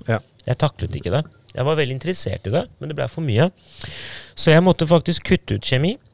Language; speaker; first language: Norwegian; non-native, fluent; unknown